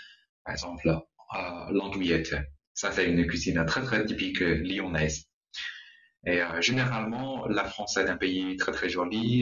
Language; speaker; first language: French; non-native, learner; Chinese